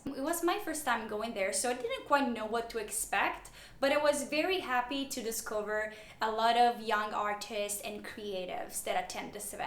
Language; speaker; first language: English; non-native, fluent; Italian